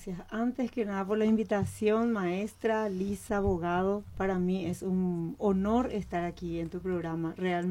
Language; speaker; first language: Spanish; native; Spanish